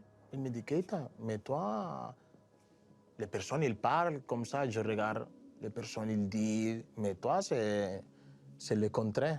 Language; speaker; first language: French; non-native, learner; Spanish